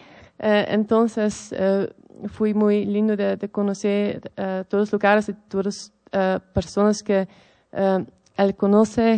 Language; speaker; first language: Spanish; non-native, learner; Dutch